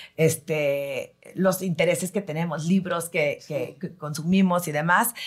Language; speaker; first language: Spanish; early bilingual, heritage; Spanish